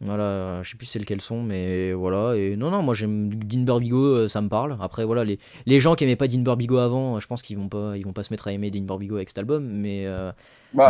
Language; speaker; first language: French; native; French